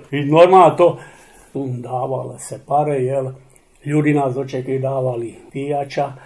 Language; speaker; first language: Serbian; non-native, local second language; Czech